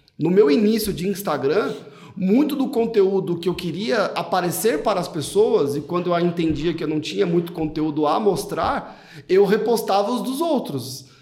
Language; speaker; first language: Portuguese; native; Portuguese